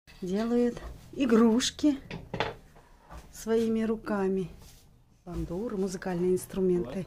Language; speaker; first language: Russian; native; Russian